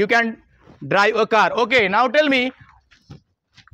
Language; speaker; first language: English; non-native, local second language; Marathi